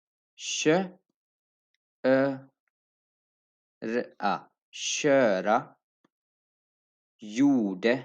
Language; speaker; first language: Swedish; non-native, fluent; Urdu